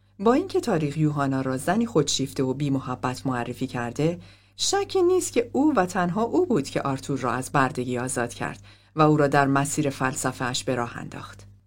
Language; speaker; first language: Persian; native; Persian